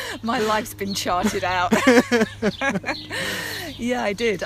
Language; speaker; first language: English; native; English